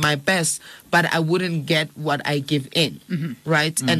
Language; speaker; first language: English; non-native, local second language; Zulu